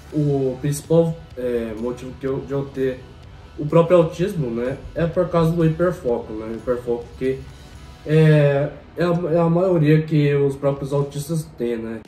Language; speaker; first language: Portuguese; native; Portuguese